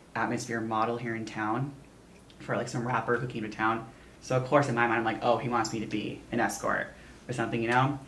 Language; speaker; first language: English; native; English